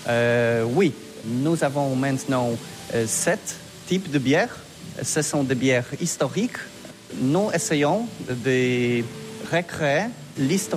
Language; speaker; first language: French; non-native, learner; Polish